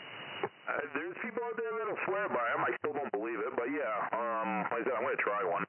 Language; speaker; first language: English; native; English